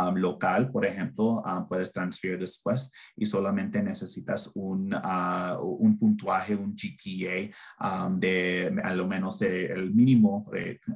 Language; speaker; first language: Spanish; early bilingual, heritage; Spanish